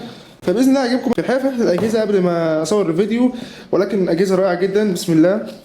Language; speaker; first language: Arabic; native; Arabic